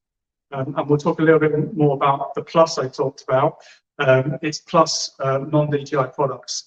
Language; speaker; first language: English; native; English